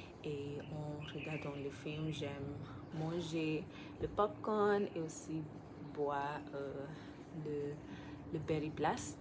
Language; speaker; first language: French; non-native, learner; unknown